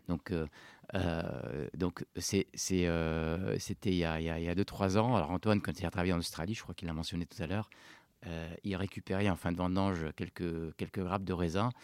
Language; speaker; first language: French; non-native, local second language; Arabic